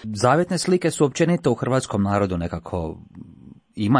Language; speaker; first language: Croatian; native; Croatian